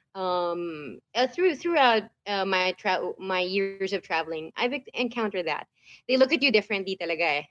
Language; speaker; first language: English; non-native, local second language; Filipino